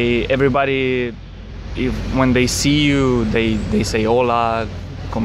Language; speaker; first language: English; non-native, learner; Russian